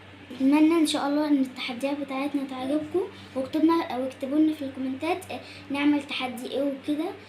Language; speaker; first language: Arabic; native; Arabic